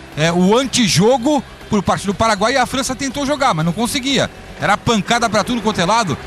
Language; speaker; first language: Portuguese; native; Portuguese